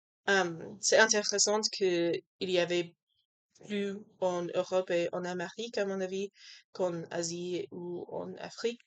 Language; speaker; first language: French; non-native, learner; English